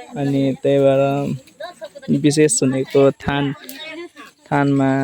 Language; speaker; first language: Nepali; non-native, local second language; Rana Tharu